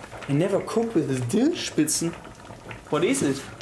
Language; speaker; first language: English; non-native, fluent; German